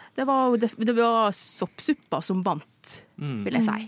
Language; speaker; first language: Norwegian; non-native, fluent; Filipino